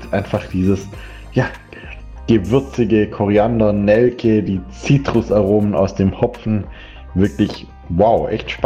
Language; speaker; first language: German; native; German